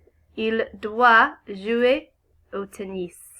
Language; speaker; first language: French; non-native, fluent; English